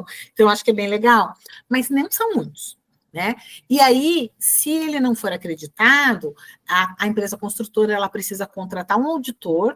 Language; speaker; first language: Portuguese; native; Portuguese